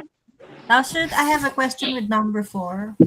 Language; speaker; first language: English; non-native, local second language; Filipino